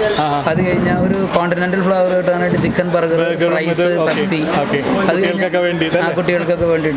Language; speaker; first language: Malayalam; native; Malayalam